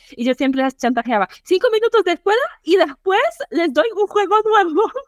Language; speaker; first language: Spanish; non-native, fluent; Polish